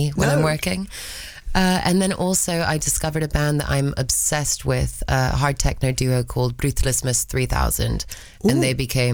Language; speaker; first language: English; early bilingual, other home language; Spanish